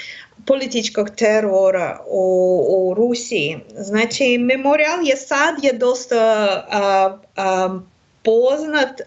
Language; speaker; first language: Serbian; non-native, learner; Russian